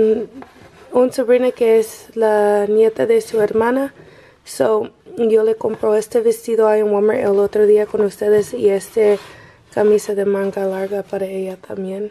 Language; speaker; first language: Spanish; non-native, learner; English